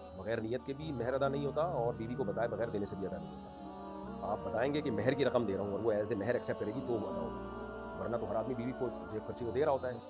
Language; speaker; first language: Urdu; native; Urdu